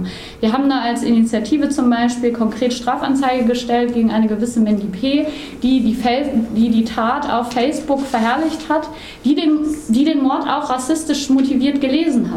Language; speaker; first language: German; native; German